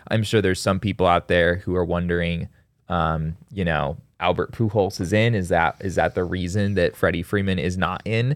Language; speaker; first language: English; native; English